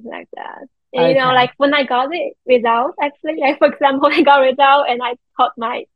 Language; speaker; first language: English; non-native, fluent; Chinese